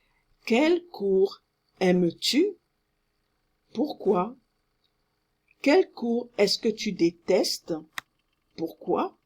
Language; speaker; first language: French; non-native, fluent; English